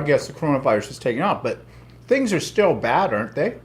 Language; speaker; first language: English; native; English